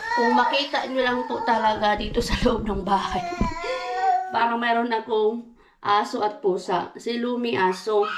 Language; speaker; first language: Filipino; non-native, local second language; Cebuano